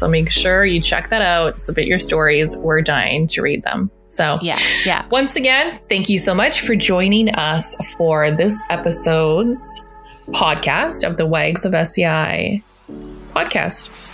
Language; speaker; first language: English; native; English